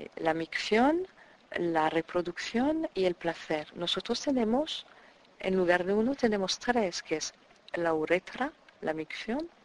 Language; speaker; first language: Spanish; non-native, fluent; French